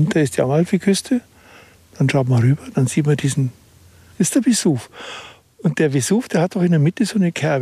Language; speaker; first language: German; native; German